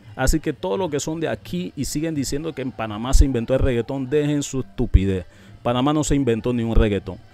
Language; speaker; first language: Spanish; non-native, local second language; English